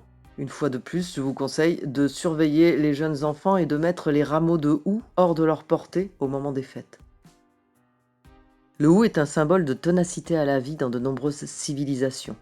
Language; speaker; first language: French; native; French